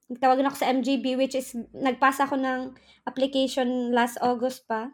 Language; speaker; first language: Filipino; non-native, local second language; Surigaonon